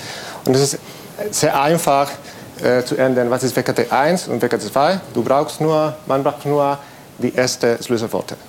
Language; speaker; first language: German; non-native, fluent; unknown